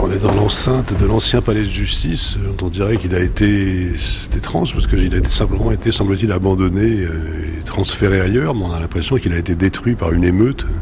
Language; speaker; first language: French; native; French